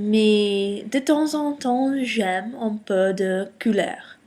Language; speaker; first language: French; non-native, learner; English